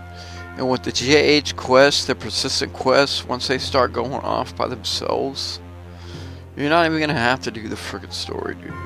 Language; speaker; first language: English; native; English